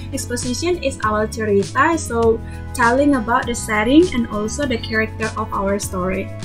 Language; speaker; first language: English; non-native, fluent; Indonesian